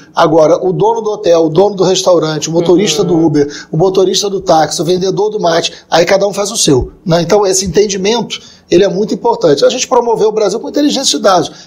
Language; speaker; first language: Portuguese; native; Portuguese